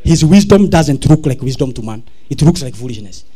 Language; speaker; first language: English; non-native, local second language; Swahili